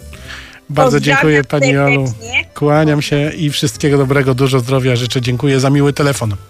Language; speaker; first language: Polish; native; Polish